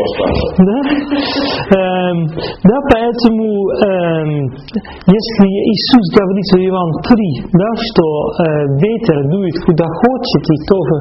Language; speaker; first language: Russian; non-native, fluent; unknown